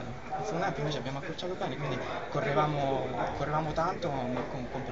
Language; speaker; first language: Italian; native; Italian